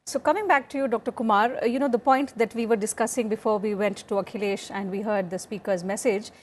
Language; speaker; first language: English; non-native, local second language; Hindi